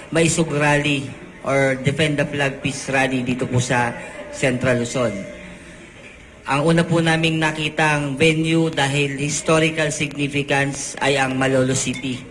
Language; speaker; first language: Filipino; native; Filipino